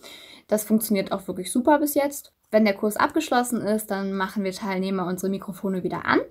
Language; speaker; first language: German; native; German